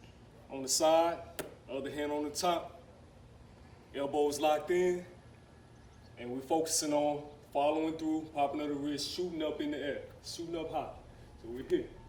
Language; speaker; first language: English; native; English